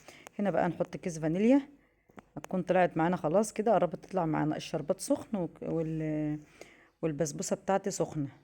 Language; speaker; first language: Arabic; native; Arabic